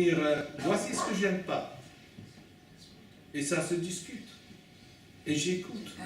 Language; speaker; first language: French; non-native, fluent; English